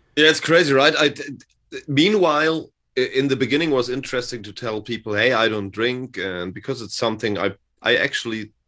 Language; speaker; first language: English; non-native, fluent; German